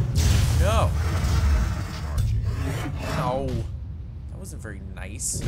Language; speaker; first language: English; native; English